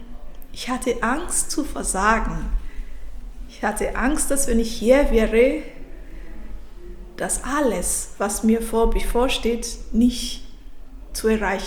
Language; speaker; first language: German; non-native, fluent; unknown